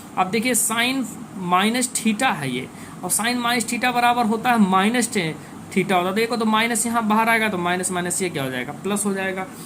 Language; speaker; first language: Hindi; native; Hindi